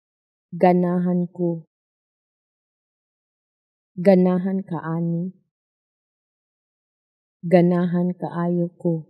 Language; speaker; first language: Cebuano; non-native, learner; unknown